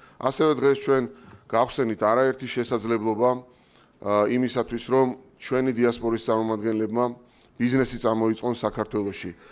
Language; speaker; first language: Georgian; native; Georgian